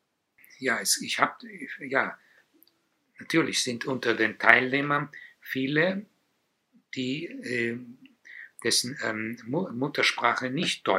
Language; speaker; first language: German; non-native, fluent; Hebrew